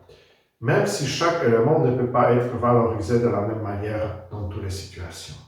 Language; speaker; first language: French; non-native, fluent; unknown